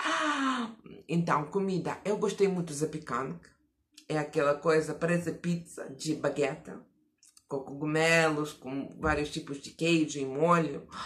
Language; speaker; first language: Portuguese; non-native, fluent; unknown